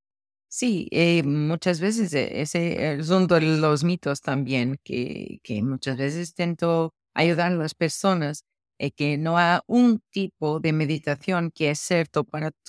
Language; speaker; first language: Spanish; non-native, fluent; Portuguese